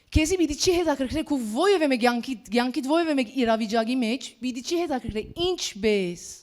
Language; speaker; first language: Armenian; early bilingual, heritage; Armenian